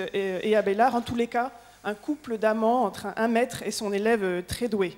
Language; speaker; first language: French; native; French